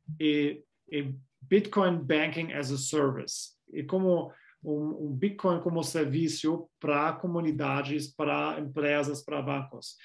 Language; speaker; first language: Portuguese; non-native, fluent; German